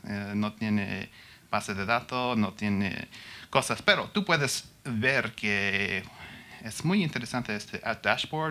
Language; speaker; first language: Spanish; non-native, learner; English